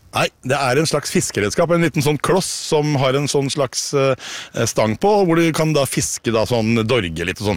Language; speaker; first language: Norwegian; native; Norwegian